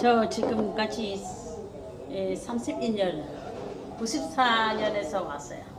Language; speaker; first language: Korean; non-native, learner; Vietnamese